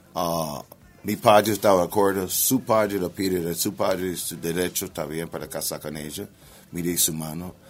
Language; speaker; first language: Spanish; non-native, learner; English